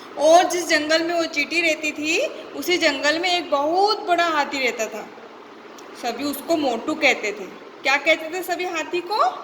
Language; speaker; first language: Hindi; native; Hindi